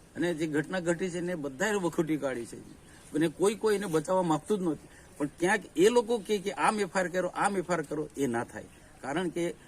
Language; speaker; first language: Gujarati; non-native, local second language; Vasavi